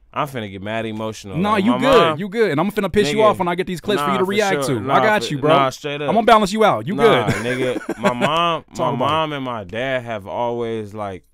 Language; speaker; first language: English; native; English